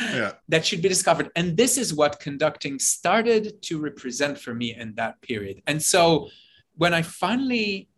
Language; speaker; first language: English; non-native, fluent; Hebrew